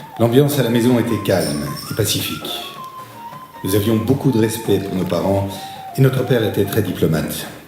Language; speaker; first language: French; non-native, local second language; Arabic